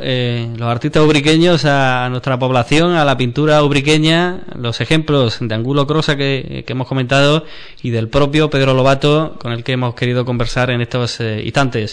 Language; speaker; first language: Spanish; native; Spanish